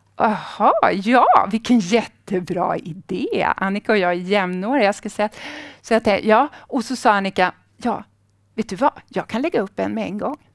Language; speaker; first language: Swedish; native; Swedish